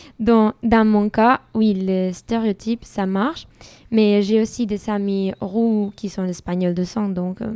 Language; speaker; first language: French; non-native, fluent; Spanish